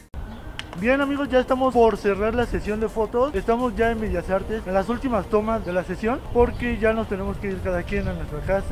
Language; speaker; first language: Spanish; native; Spanish